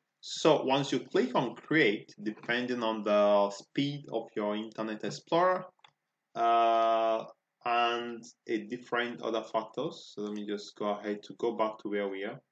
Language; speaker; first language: English; non-native, local second language; Igbo